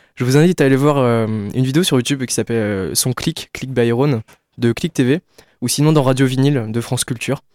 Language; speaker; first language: French; native; French